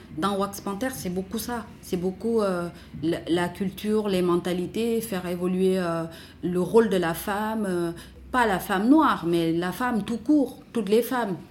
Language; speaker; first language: French; non-native, local second language; Wolof